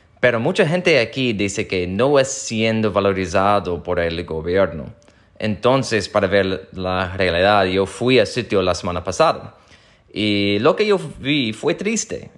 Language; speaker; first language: Spanish; non-native, fluent; English